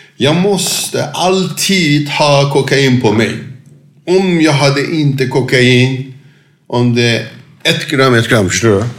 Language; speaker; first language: Swedish; non-native, fluent; Turkish